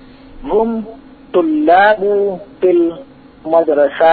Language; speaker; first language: Arabic; non-native, learner; Indonesian